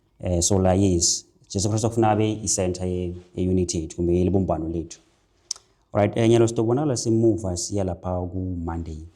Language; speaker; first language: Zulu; non-native, local second language; Swati